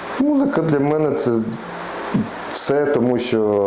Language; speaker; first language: Ukrainian; non-native, local second language; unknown